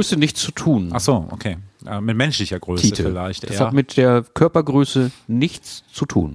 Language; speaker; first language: German; native; German